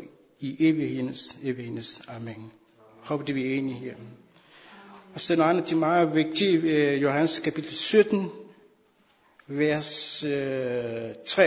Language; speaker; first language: Danish; non-native, fluent; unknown